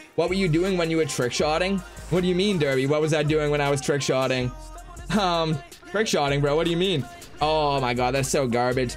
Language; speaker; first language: English; native; English